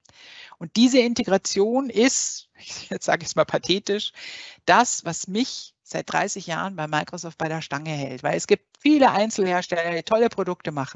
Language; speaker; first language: German; native; German